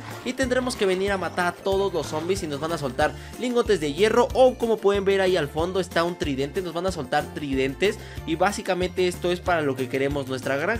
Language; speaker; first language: Spanish; native; Spanish